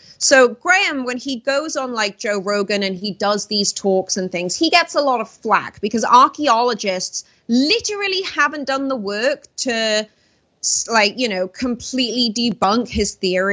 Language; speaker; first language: English; native; English